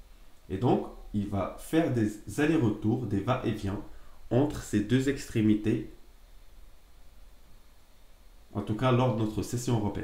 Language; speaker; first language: French; native; French